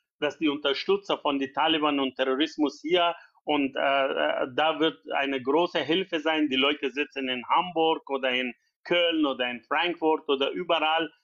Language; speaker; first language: German; non-native, learner; Persian